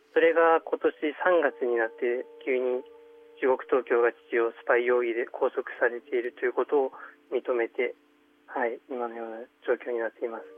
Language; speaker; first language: Japanese; early bilingual, other home language; Chinese